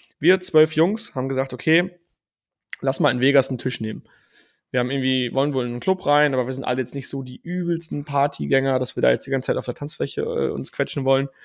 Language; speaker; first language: German; native; German